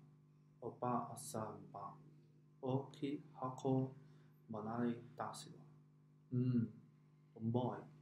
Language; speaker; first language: Japanese; non-native, learner; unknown